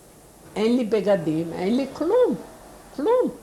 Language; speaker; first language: Hebrew; non-native, fluent; Yiddish